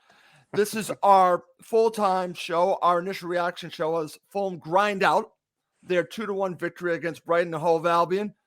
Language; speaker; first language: English; native; English